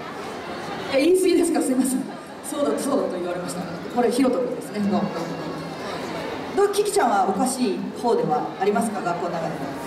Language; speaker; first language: Japanese; native; Japanese